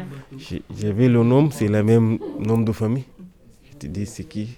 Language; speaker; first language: French; non-native, learner; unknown